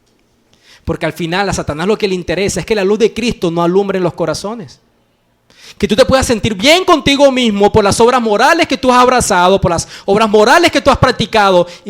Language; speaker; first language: Spanish; native; Spanish